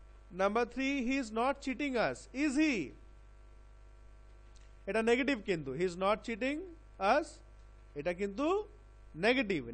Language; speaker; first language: English; non-native, local second language; Bangla